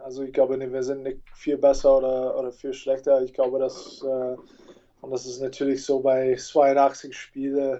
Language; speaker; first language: German; non-native, fluent; English